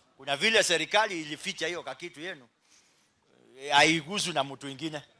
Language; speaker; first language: Swahili; native; Swahili